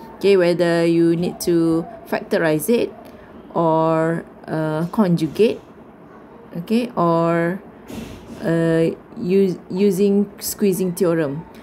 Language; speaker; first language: English; non-native, local second language; Malay